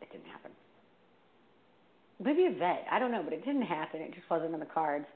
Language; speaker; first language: English; native; English